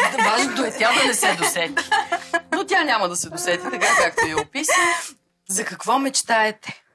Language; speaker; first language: Bulgarian; native; Bulgarian